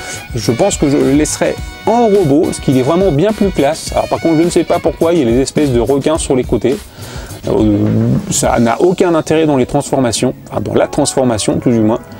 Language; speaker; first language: French; native; French